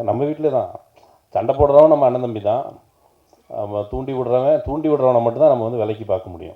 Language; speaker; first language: Tamil; native; Tamil